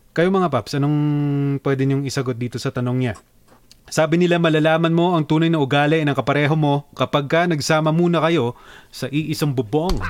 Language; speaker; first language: Filipino; native; Filipino